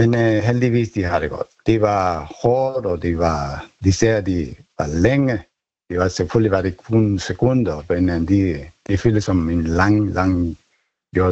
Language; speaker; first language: Danish; non-native, learner; Spanish